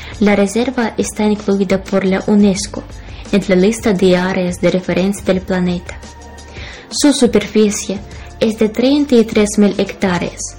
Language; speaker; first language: Spanish; non-native, fluent; Ukrainian